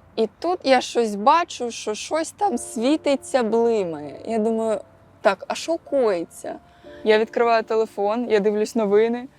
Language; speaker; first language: Ukrainian; non-native, local second language; Russian